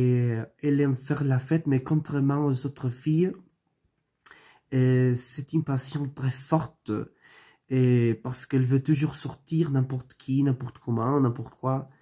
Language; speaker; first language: French; non-native, learner; Spanish